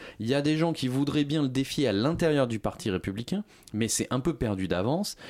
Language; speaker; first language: French; native; French